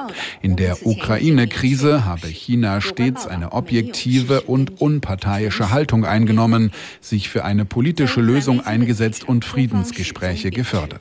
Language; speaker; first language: German; native; German